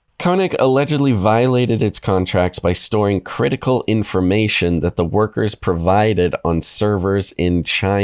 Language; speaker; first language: English; native; English